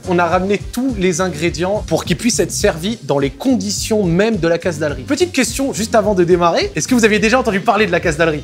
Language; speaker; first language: French; native; French